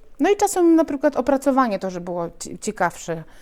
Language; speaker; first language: Polish; non-native, local second language; Ukrainian